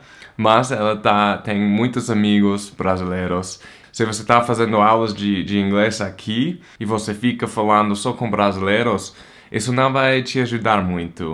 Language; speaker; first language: Portuguese; non-native, fluent; English